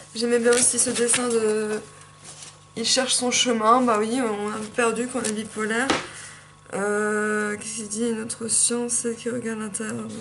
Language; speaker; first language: French; native; French